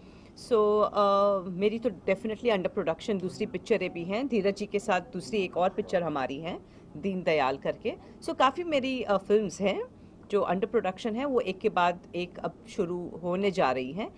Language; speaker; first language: Hindi; native; Hindi